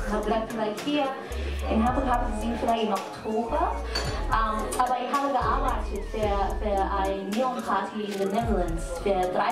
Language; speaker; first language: German; non-native, learner; Cantonese